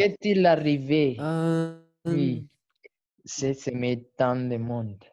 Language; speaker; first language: French; non-native, learner; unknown